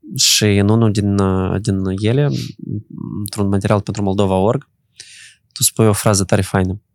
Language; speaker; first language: Romanian; native; Romanian